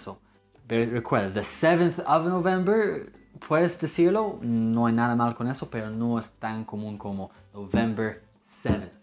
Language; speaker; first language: Spanish; non-native, fluent; English